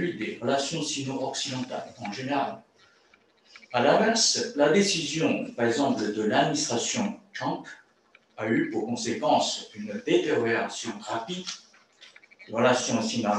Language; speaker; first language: French; non-native, fluent; Chinese